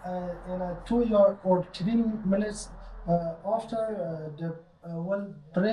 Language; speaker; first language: English; non-native, learner; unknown